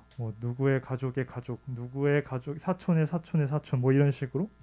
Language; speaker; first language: Korean; native; Korean